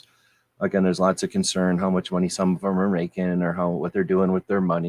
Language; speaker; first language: English; native; English